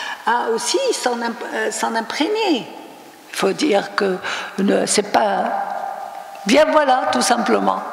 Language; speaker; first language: French; non-native, local second language; Arabic